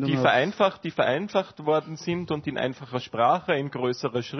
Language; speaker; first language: German; native; German